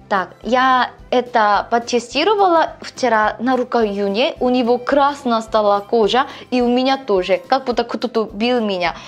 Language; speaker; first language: Russian; non-native, learner; Korean